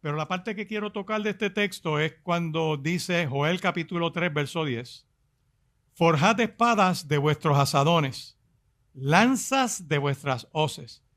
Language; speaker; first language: Spanish; native; Spanish